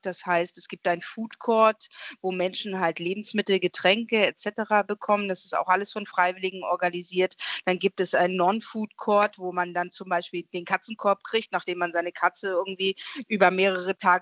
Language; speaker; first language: German; native; German